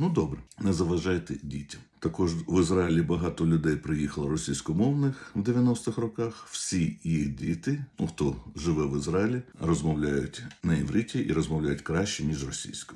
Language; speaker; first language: Ukrainian; non-native, local second language; Russian